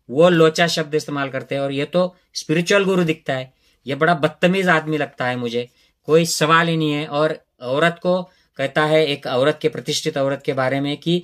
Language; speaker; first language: Hindi; non-native, local second language; Marathi